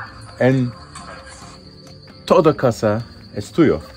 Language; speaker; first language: Spanish; non-native, learner; Turkish